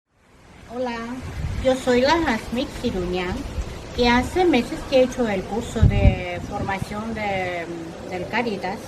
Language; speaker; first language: Spanish; non-native, learner; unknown